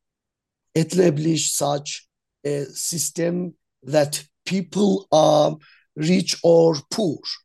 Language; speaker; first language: English; non-native, learner; Azerbaijani